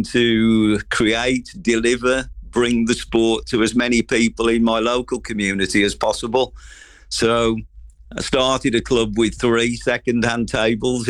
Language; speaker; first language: English; native; English